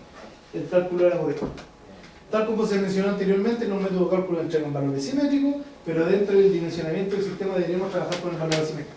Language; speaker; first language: Spanish; native; Spanish